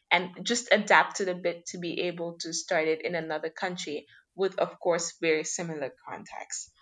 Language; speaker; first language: English; non-native, fluent; French